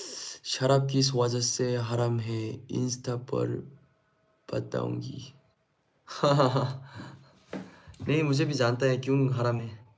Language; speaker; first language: Hindi; non-native, learner; Korean